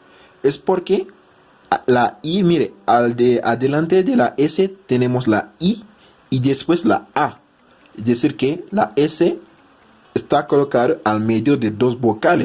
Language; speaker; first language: Spanish; non-native, fluent; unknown